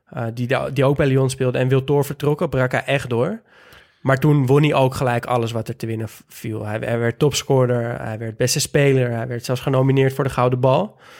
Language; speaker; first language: Dutch; native; Dutch